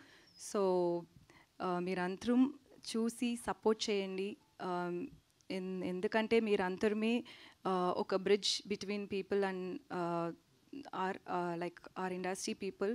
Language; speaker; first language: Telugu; non-native, learner; Tamil